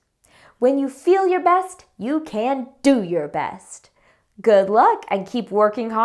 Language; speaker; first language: English; native; English